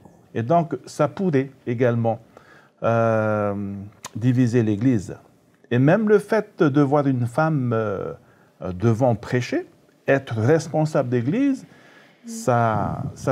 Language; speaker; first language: French; native; French